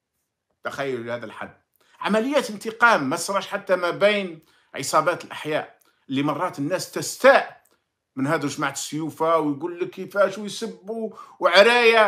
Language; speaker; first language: Arabic; native; Arabic